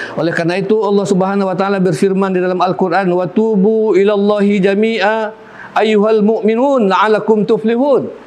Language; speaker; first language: Malay; non-native, local second language; Minangkabau